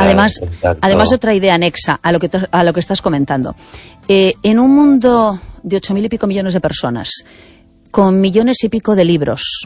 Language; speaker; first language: Spanish; native; Spanish